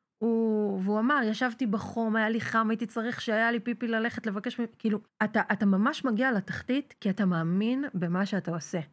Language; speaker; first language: Hebrew; native; Hebrew